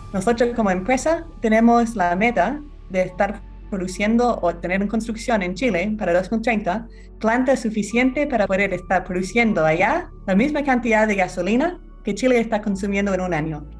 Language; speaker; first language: Spanish; non-native, fluent; English